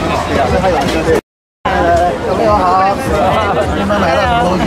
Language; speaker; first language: Chinese; native; Chinese